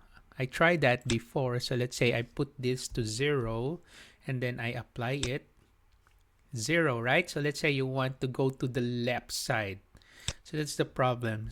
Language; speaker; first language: English; non-native, local second language; Filipino